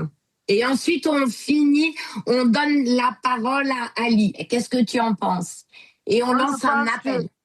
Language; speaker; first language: French; non-native, fluent; Turkish